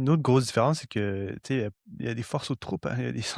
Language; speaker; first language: French; native; French